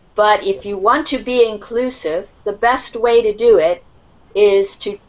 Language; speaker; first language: English; native; English